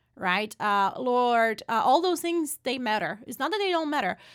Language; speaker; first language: English; non-native, fluent; Portuguese